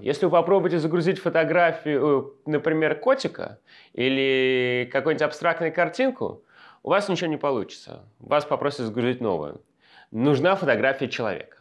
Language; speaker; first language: Russian; native; Russian